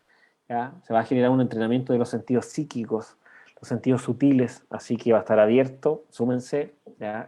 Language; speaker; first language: Spanish; native; Spanish